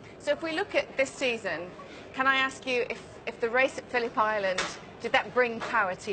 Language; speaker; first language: English; native; English